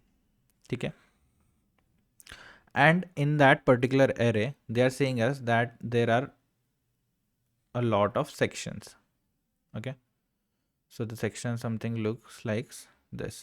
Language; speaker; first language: English; non-native, local second language; Hindi